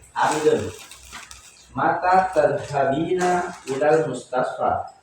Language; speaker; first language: Arabic; non-native, learner; Indonesian